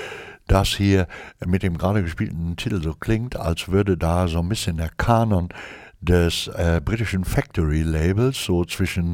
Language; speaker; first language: German; native; German